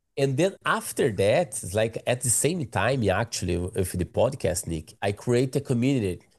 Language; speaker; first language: English; non-native, learner; Portuguese